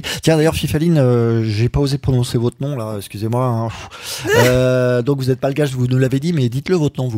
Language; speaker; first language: French; native; French